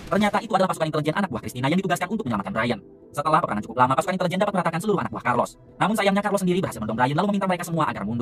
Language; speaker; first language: Indonesian; native; Indonesian